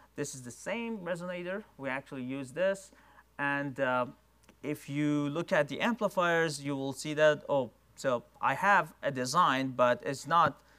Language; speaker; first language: English; non-native, fluent; Persian